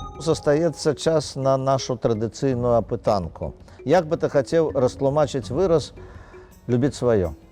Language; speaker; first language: Belarusian; native; Belarusian